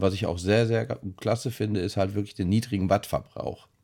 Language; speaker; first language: German; native; German